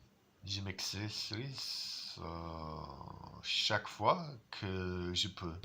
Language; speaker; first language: French; non-native, learner; English